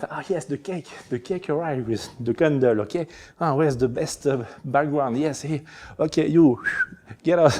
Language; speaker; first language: English; non-native, learner; French